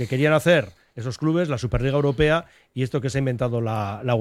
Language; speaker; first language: Spanish; native; Spanish